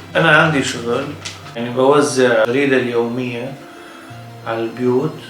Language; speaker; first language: Arabic; native; Arabic